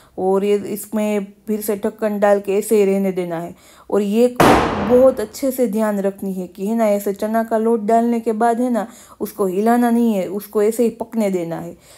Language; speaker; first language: Hindi; non-native, local second language; Gujarati